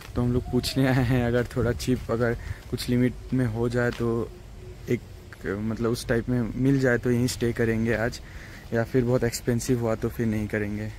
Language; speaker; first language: Hindi; non-native, local second language; Assamese